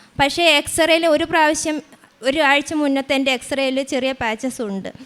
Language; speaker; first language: Malayalam; native; Malayalam